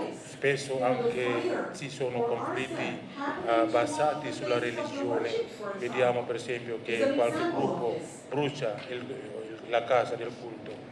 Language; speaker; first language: Italian; non-native, fluent; Indonesian